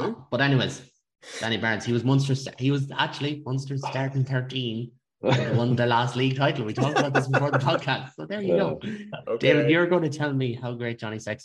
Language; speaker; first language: English; native; English